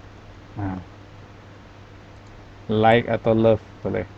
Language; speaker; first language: Indonesian; native; Indonesian